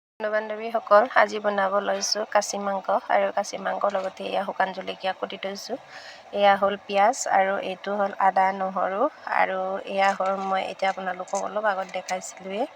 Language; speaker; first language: Assamese; native; Assamese